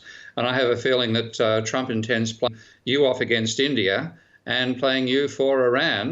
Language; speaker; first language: English; native; English